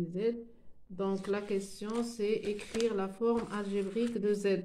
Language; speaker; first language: French; non-native, local second language; Arabic